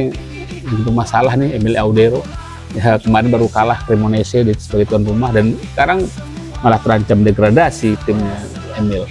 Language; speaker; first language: Indonesian; native; Indonesian